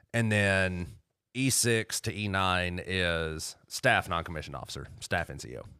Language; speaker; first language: English; native; English